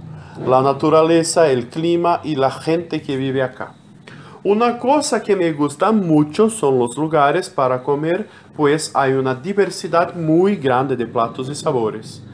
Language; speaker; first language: Spanish; non-native, fluent; Portuguese